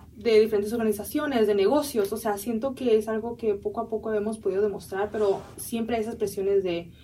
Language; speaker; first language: Spanish; early bilingual, heritage; Spanish